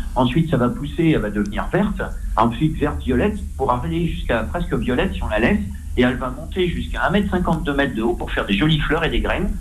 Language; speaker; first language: French; native; French